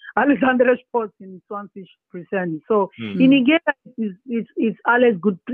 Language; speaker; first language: German; non-native, fluent; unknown